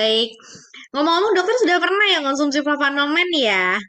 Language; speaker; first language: Indonesian; native; Indonesian